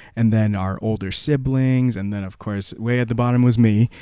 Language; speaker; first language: English; early bilingual, other home language; Korean